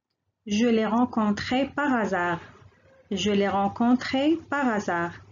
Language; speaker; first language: French; non-native, local second language; Arabic